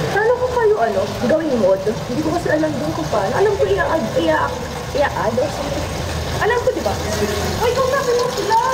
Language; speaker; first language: Filipino; native; Filipino